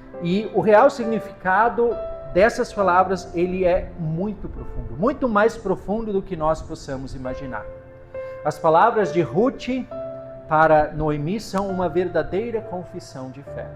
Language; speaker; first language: Portuguese; native; Portuguese